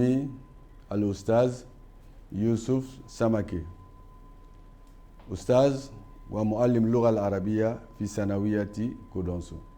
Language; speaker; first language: Arabic; non-native, fluent; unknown